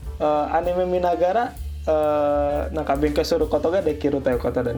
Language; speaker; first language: Japanese; non-native, learner; Indonesian